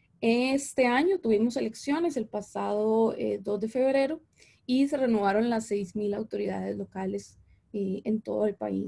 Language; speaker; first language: Spanish; native; Spanish